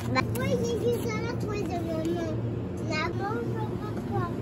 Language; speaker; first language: French; native; French